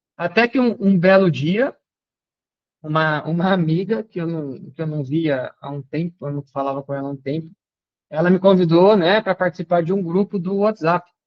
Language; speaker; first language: Portuguese; native; Portuguese